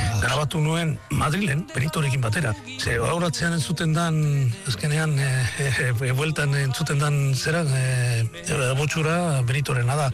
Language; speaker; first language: Basque; non-native, local second language; Spanish